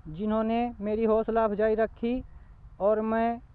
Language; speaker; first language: Hindi; native; Hindi